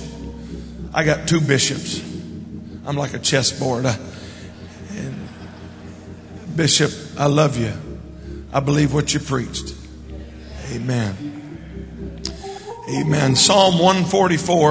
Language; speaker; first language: English; native; English